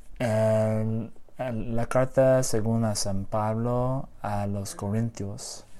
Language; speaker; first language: Spanish; non-native, learner; English